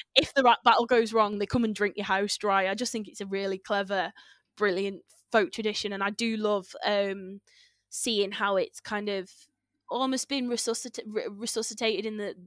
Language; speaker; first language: English; native; English